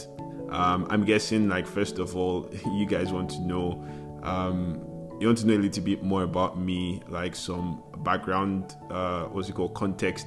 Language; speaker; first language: English; non-native, local second language; Yoruba